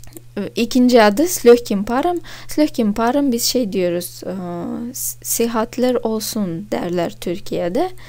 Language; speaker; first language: Turkish; non-native, fluent; Russian